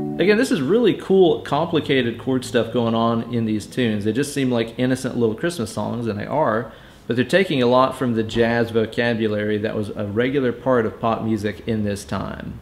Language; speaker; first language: English; native; English